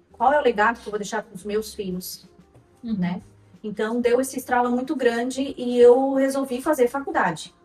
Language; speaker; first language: Portuguese; native; Portuguese